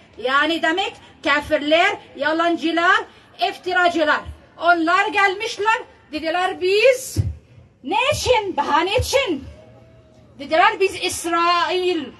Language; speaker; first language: Turkish; non-native, learner; Arabic